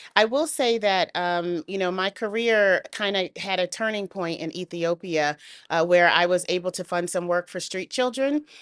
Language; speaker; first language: English; native; English